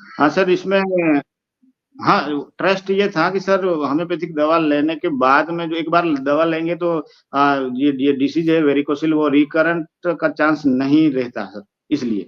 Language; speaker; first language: Hindi; non-native, local second language; Gujarati